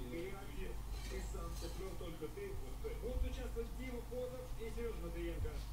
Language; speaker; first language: Russian; native; Russian